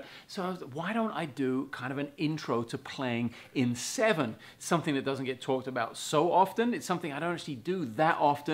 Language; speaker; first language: English; native; English